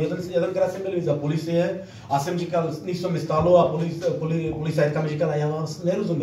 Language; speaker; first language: Czech; non-native, learner; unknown